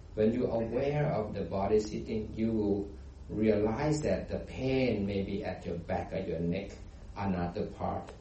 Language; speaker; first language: English; non-native, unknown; Thai